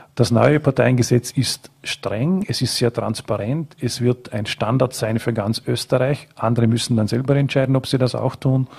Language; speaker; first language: German; native; German